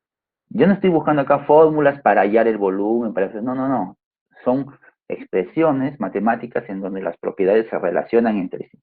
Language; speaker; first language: Spanish; native; Spanish